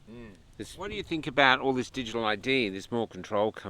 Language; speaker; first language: English; native; English